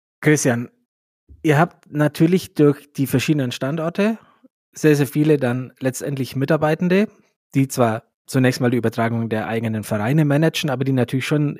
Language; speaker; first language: German; native; German